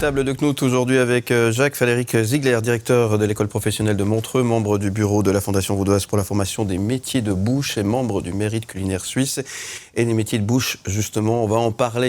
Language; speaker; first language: French; native; French